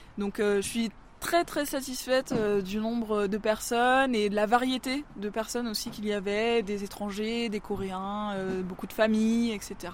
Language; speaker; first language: French; native; French